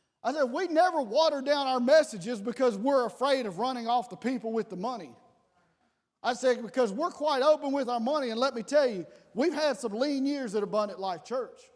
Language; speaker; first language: English; native; English